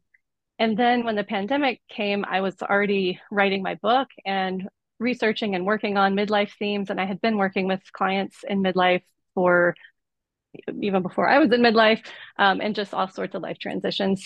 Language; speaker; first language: English; native; English